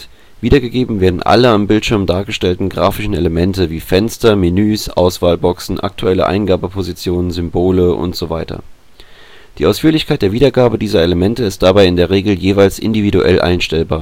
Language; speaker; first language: German; native; German